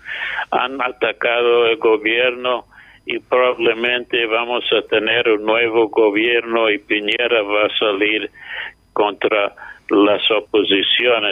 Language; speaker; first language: Spanish; non-native, fluent; English